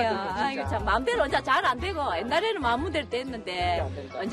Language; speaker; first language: Korean; native; Korean